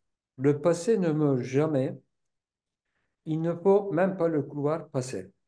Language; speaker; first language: French; non-native, fluent; Turkish